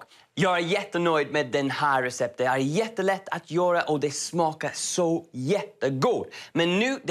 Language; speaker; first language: Swedish; non-native, learner; English